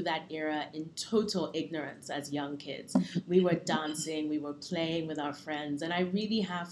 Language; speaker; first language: English; native; English